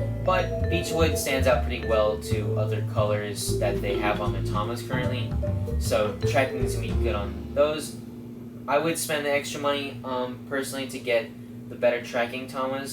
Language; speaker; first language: English; native; English